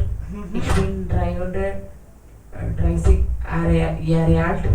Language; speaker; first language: German; non-native, learner; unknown